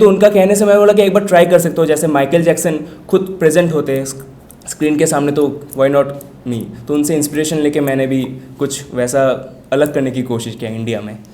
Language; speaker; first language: Hindi; non-native, local second language; Bangla